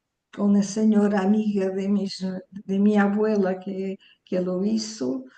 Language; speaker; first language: Spanish; early bilingual, heritage; Portuguese